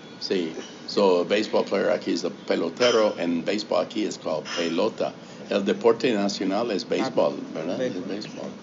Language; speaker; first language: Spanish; non-native, fluent; English